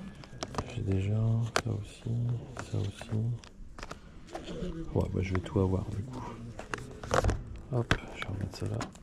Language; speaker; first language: French; native; French